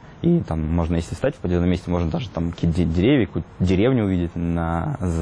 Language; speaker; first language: Russian; native; Russian